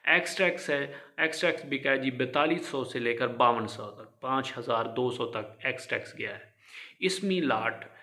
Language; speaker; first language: Urdu; non-native, local second language; Punjabi